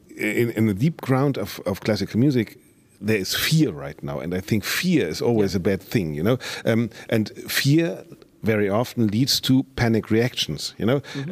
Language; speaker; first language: English; non-native, fluent; German